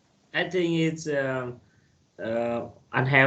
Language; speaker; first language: English; non-native, learner; Vietnamese